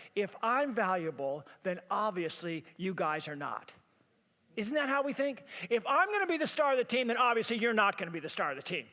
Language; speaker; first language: English; native; English